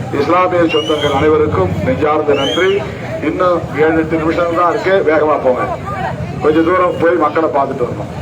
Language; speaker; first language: Tamil; native; Tamil